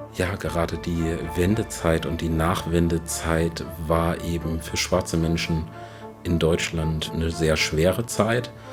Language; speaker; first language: German; native; German